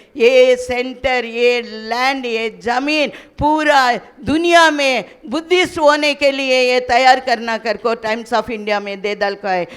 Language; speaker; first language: Hindi; non-native, local second language; Kannada